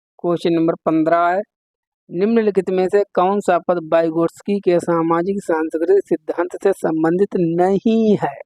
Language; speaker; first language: Hindi; native; Hindi